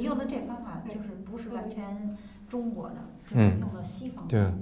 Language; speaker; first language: French; non-native, learner; Chinese